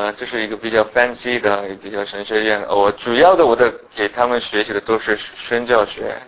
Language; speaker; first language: Chinese; non-native, fluent; Korean